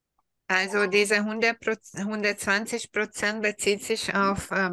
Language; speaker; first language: German; non-native, fluent; Hungarian